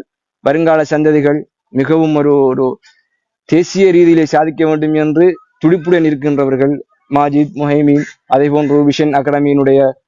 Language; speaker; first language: Tamil; native; Tamil